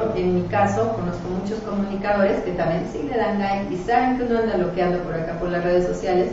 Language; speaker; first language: Spanish; native; Spanish